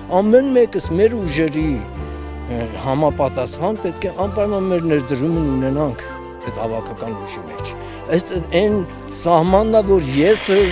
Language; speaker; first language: Armenian; early bilingual, heritage; Armenian